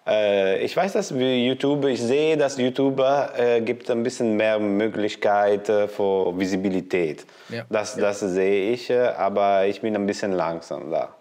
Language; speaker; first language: German; non-native, learner; Italian